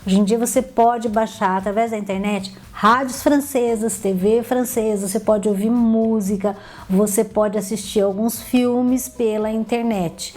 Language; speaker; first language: Portuguese; native; Portuguese